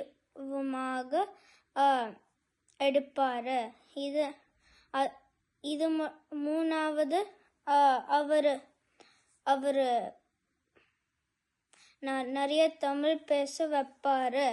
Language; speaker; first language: Tamil; early bilingual, heritage; Tamil